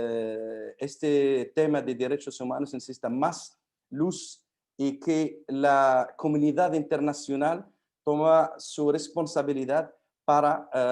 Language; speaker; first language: Spanish; non-native, fluent; Arabic